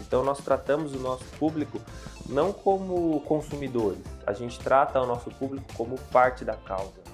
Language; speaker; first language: Portuguese; native; Portuguese